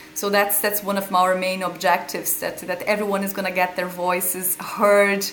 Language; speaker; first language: English; non-native, fluent; Portuguese